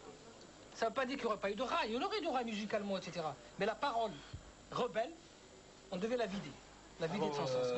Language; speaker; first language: French; non-native, local second language; Arabic